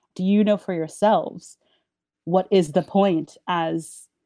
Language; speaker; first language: English; early bilingual, other home language; Haitian Creole